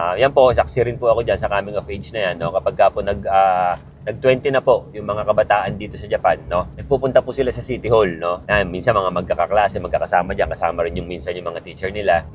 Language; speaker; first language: Filipino; native; Filipino